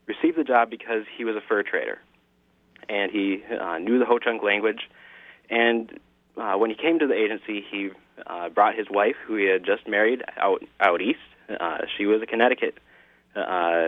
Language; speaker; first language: English; native; English